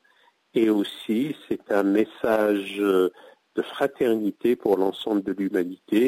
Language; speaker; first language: French; non-native, local second language; Arabic